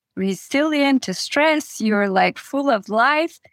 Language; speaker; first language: English; non-native, fluent; Russian